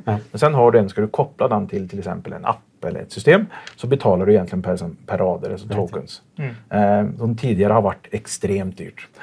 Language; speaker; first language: Swedish; native; Swedish